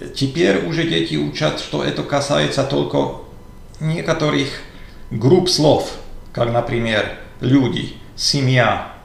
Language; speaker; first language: Russian; non-native, fluent; Slovak